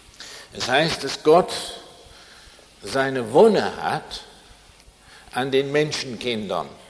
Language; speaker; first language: German; non-native, fluent; English